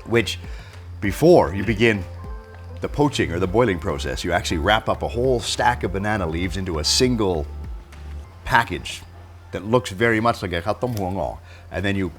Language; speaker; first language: English; native; English